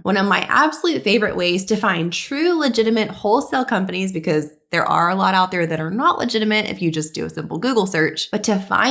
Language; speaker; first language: English; native; English